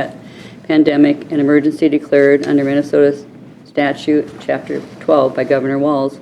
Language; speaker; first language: English; native; English